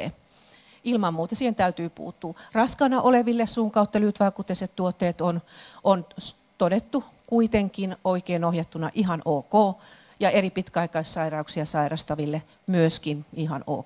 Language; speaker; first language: Finnish; native; Finnish